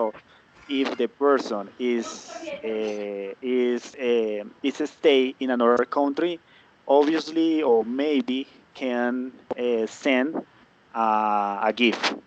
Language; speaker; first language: English; non-native, learner; Spanish